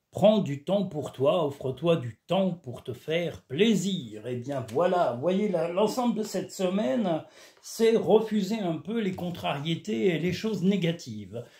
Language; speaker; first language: French; native; French